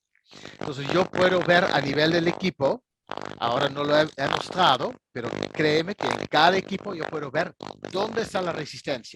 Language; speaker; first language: Spanish; non-native, fluent; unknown